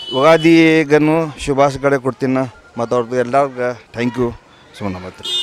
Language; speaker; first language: Kannada; native; Kannada